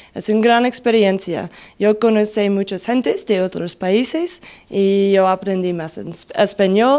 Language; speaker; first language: Spanish; non-native, learner; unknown